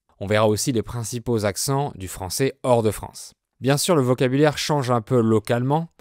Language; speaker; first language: French; native; French